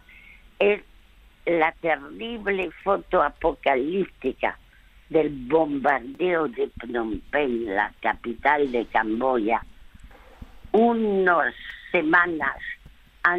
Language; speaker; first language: Spanish; early bilingual, other home language; French